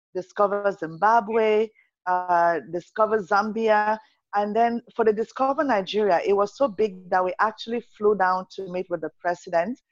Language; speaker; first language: English; non-native, local second language; Yoruba